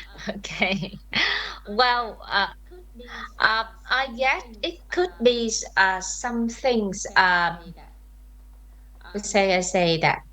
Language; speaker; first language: English; non-native, fluent; Vietnamese